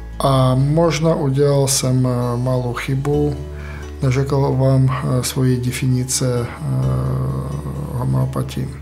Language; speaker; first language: Czech; non-native, fluent; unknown